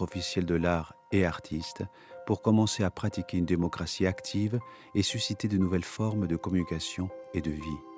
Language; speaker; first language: French; native; French